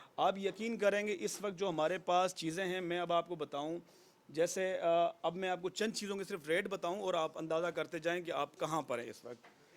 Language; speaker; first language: Urdu; non-native, local second language; Sindhi